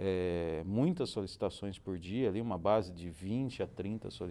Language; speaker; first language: Portuguese; native; Portuguese